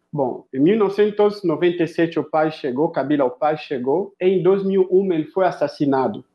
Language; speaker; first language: Portuguese; non-native, fluent; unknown